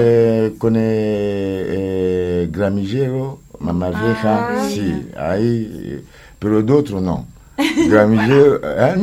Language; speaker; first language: Spanish; non-native, learner; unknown